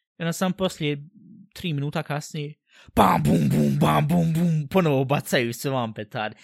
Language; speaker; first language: Bosnian; early bilingual, heritage; Bosnian